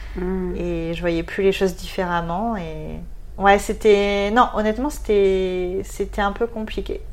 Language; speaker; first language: French; native; French